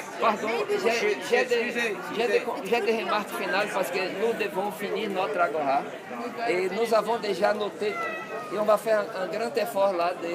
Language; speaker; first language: French; non-native, fluent; Portuguese